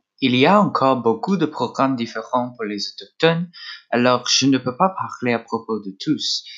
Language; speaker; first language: French; non-native, local second language; English